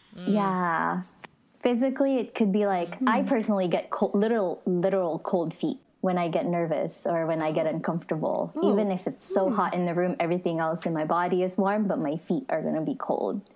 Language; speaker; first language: English; non-native, local second language; Filipino